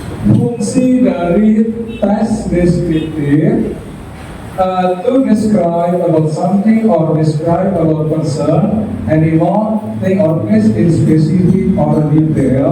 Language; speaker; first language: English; non-native, fluent; Indonesian